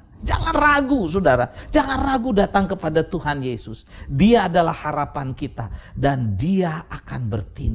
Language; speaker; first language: Indonesian; native; Indonesian